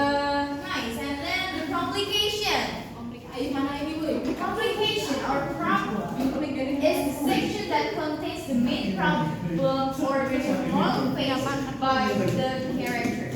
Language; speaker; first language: English; non-native, learner; Indonesian